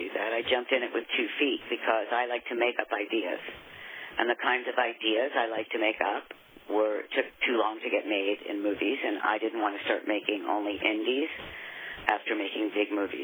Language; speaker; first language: English; native; English